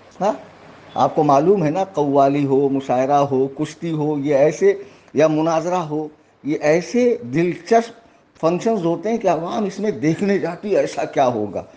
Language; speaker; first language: Urdu; native; Urdu